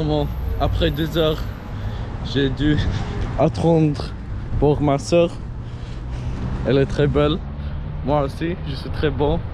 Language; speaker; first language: French; non-native, learner; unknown